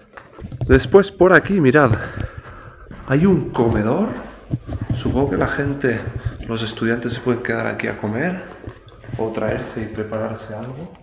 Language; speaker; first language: Spanish; native; Spanish